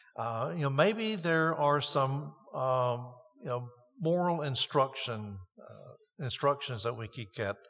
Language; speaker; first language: English; native; English